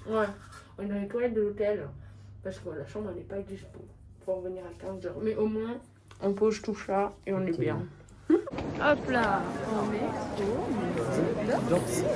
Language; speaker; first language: French; native; French